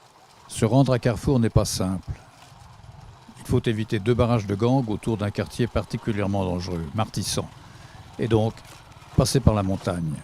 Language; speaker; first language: French; native; French